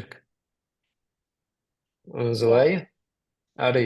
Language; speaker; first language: Latvian; native; Latvian